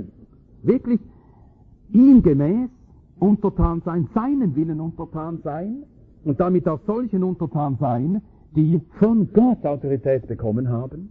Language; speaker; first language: German; native; German